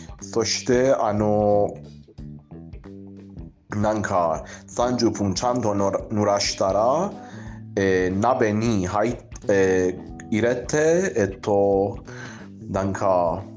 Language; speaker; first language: Japanese; non-native, learner; Persian